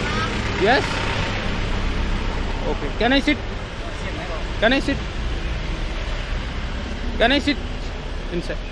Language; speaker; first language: English; non-native, local second language; Dogri